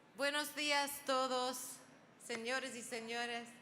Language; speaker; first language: Spanish; early bilingual, heritage; Spanish